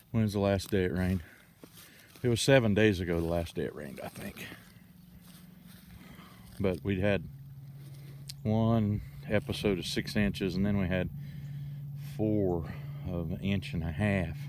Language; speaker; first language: English; native; English